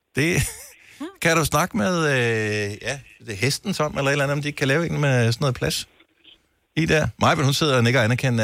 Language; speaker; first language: Danish; native; Danish